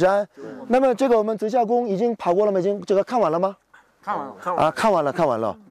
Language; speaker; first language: Chinese; non-native, fluent; Korean